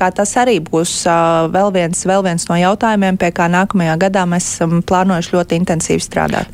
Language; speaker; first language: Latvian; native; Latvian